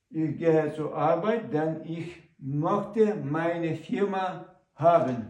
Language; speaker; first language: German; non-native, learner; Ukrainian